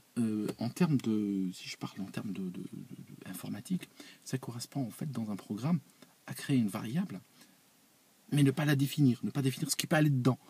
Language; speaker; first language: French; non-native, local second language; Arabic